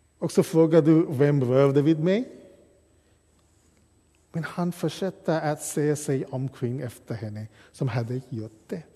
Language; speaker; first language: Swedish; non-native, fluent; English